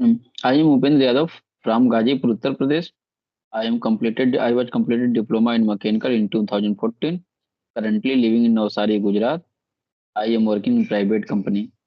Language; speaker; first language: English; non-native, learner; Bhojpuri